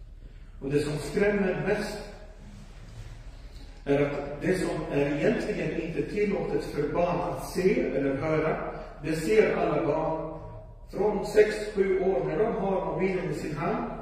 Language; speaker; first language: Swedish; non-native, fluent; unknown